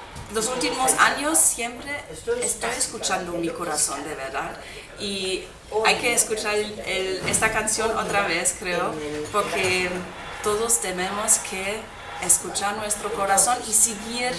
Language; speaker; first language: Spanish; non-native, fluent; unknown